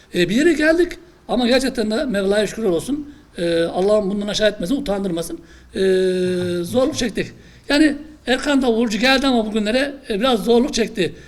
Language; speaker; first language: Turkish; native; Turkish